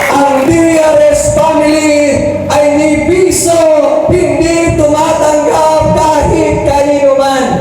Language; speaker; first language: Filipino; non-native, local second language; Cebuano